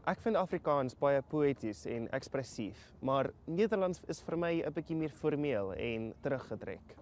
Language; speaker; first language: Dutch; non-native, fluent; English